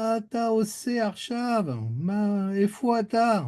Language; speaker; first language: Hebrew; non-native, learner; French